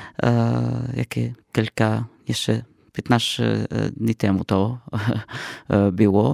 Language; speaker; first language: Polish; non-native, fluent; Arabic